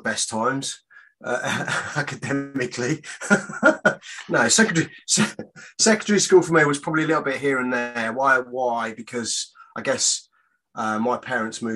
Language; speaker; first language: English; native; English